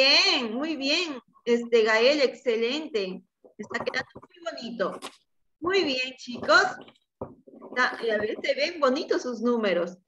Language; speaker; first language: Spanish; native; Spanish